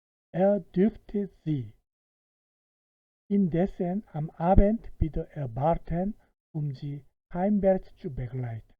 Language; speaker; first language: German; non-native, fluent; Korean